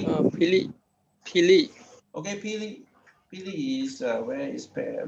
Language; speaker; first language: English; non-native, local second language; Chinese